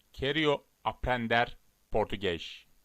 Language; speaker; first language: Portuguese; non-native, learner; Turkish